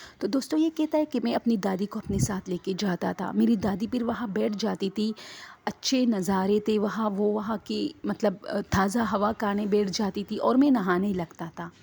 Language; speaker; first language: Urdu; non-native, local second language; Pashto